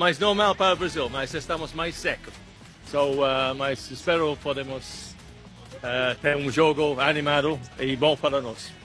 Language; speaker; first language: Portuguese; non-native, learner; English